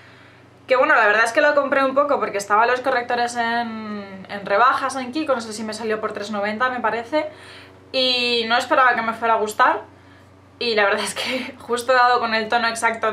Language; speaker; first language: Spanish; native; Spanish